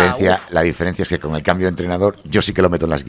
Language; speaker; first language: Spanish; native; Spanish